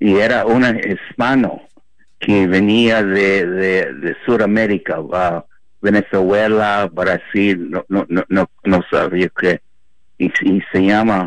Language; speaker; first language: Spanish; non-native, fluent; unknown